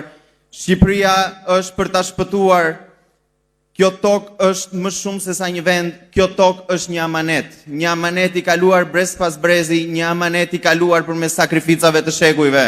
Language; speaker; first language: Albanian; native; Albanian